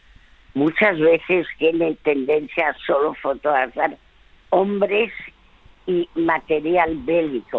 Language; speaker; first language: Spanish; early bilingual, other home language; French